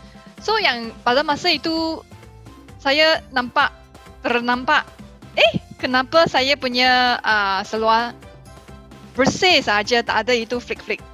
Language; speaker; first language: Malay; non-native, local second language; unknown